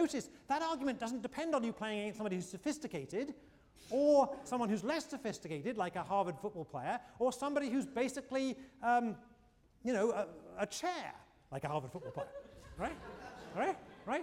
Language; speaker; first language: English; native; English